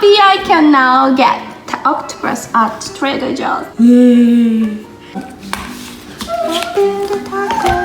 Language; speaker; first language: English; non-native, fluent; Japanese